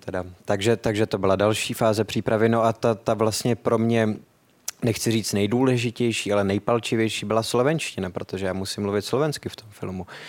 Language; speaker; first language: Czech; native; Czech